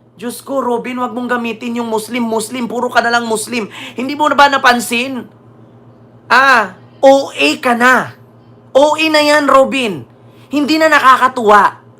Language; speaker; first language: Filipino; native; Filipino